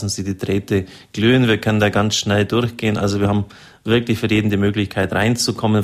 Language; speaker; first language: German; native; German